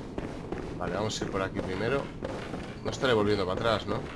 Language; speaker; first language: Spanish; native; Spanish